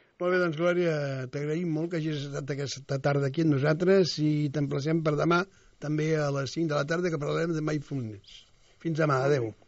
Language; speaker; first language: Catalan; native; Catalan